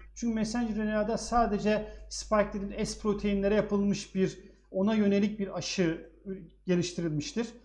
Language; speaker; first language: Turkish; native; Turkish